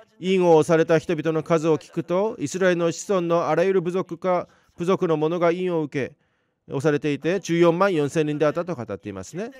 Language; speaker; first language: Japanese; non-native, fluent; Korean